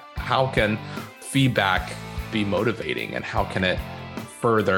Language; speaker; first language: English; native; English